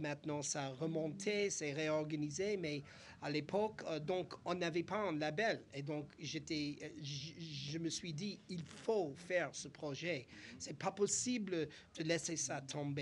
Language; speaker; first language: French; non-native, fluent; English